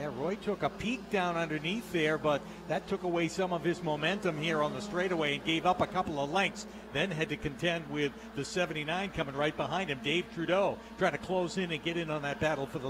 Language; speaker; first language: English; native; English